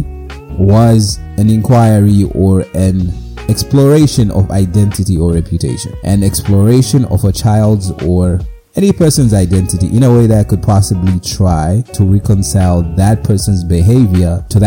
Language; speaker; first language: English; non-native, local second language; Shona